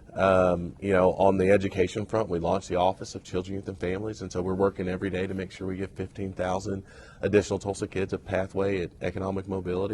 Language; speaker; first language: English; native; English